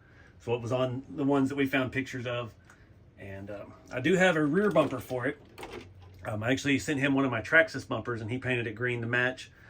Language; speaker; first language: English; native; English